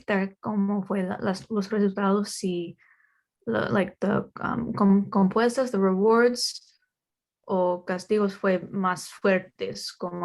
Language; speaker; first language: Spanish; non-native, learner; English